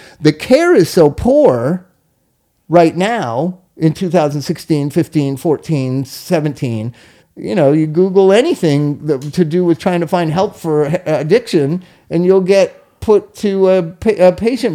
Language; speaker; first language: English; native; English